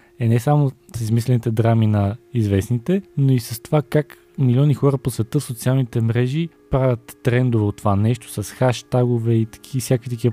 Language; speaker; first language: Bulgarian; native; Bulgarian